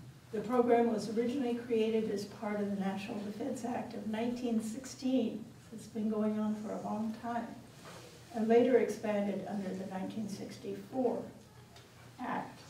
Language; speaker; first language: English; native; English